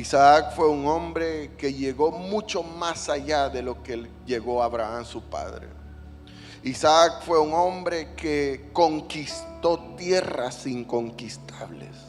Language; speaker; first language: Spanish; native; Spanish